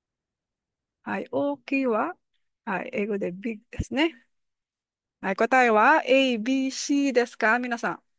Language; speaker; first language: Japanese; non-native, fluent; Filipino